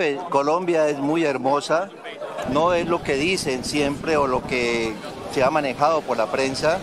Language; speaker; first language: Spanish; native; Spanish